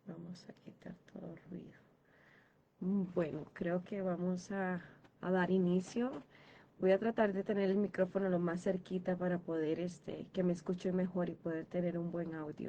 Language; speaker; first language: Spanish; native; Spanish